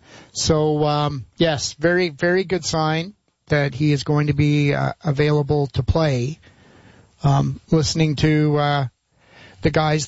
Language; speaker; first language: English; native; English